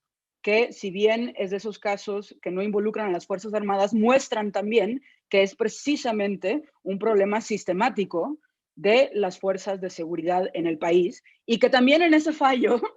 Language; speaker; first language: Spanish; native; Spanish